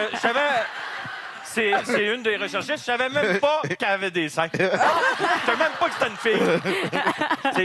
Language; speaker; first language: French; native; French